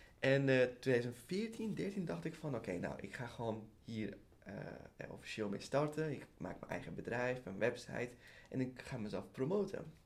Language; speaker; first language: Dutch; early bilingual, other home language; Persian